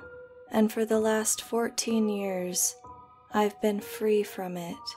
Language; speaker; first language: English; native; English